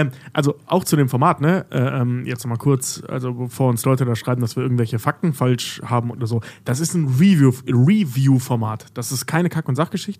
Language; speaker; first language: German; native; German